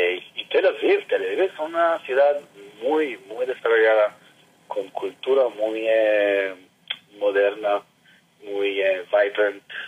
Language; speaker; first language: Spanish; non-native, fluent; Hebrew